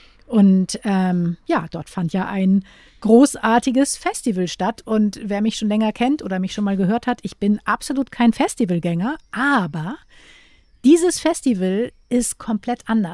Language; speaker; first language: German; native; German